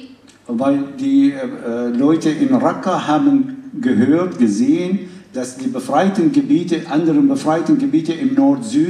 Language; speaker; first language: German; non-native, fluent; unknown